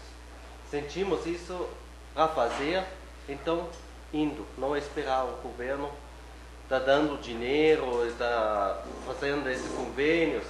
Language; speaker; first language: Portuguese; non-native, fluent; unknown